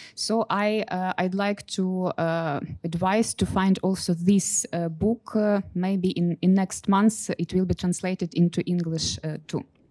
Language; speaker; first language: English; non-native, fluent; Ukrainian